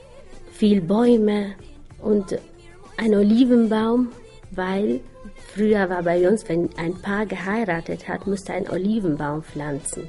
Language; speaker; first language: German; non-native, learner; Albanian